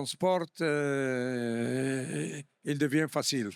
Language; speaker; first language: French; non-native, fluent; Italian